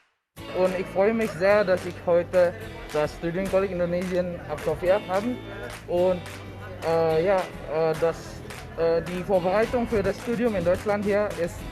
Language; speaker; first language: German; non-native, learner; Indonesian